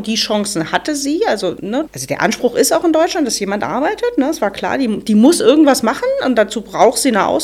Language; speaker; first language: German; native; German